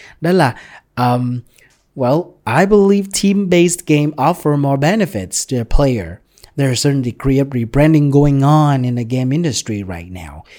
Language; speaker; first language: English; non-native, fluent; Vietnamese